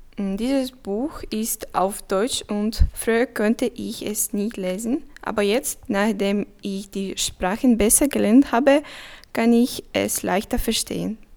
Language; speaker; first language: German; non-native, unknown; Ukrainian